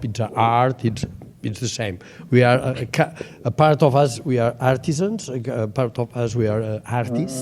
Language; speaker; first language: English; non-native, learner; Catalan